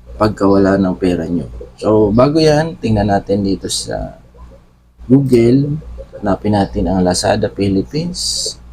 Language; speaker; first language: Filipino; non-native, local second language; Bikol